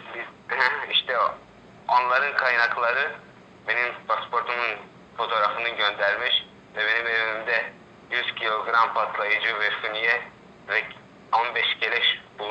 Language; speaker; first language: Turkish; early bilingual, heritage; Turkish